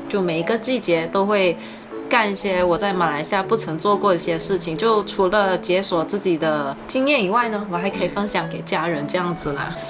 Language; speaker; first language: Chinese; native; Chinese